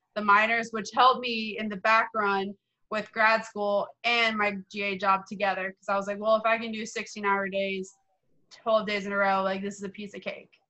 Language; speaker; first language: English; native; English